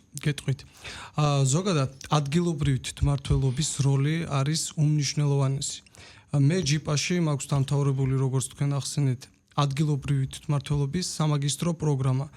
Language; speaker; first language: Georgian; non-native, local second language; Azerbaijani